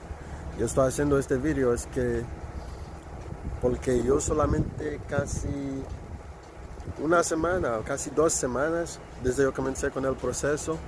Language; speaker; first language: Spanish; non-native, learner; Haitian Creole